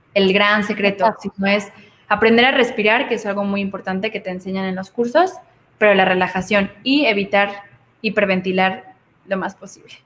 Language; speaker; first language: Spanish; native; Spanish